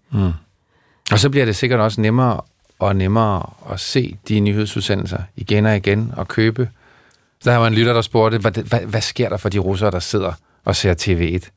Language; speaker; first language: Danish; native; Danish